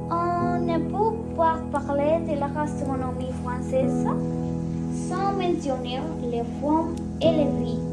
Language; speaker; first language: French; non-native, learner; Spanish